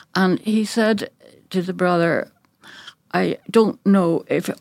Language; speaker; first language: English; native; English